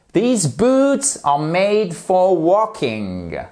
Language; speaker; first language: English; non-native, fluent; French